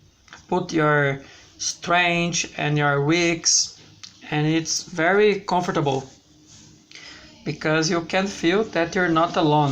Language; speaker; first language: English; non-native, learner; Portuguese